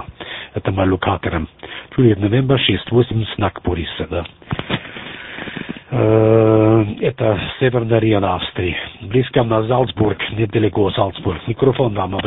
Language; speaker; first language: Russian; non-native, learner; German